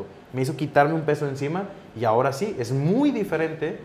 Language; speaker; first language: Spanish; native; Spanish